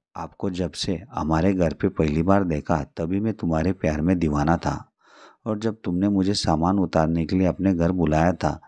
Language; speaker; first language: Hindi; non-native, local second language; Marathi